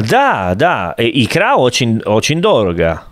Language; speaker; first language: Russian; non-native, learner; Italian